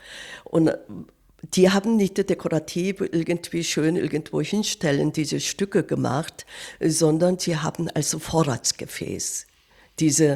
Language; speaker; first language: German; non-native, fluent; Korean